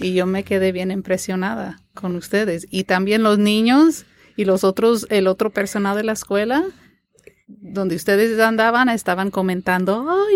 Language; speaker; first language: Spanish; non-native, fluent; English